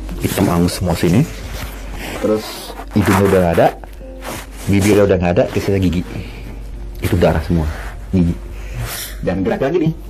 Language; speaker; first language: Indonesian; native; Indonesian